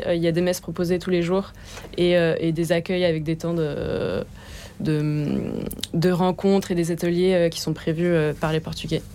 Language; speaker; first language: French; native; French